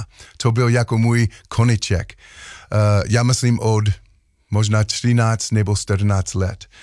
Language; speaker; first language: Czech; non-native, learner; English